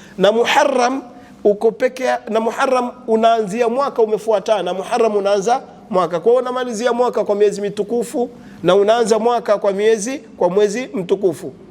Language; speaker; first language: Swahili; native; Swahili